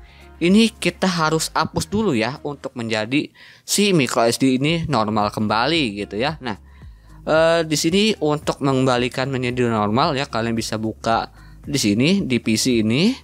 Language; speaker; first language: Indonesian; native; Indonesian